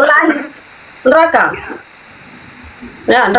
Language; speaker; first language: Indonesian; native; Indonesian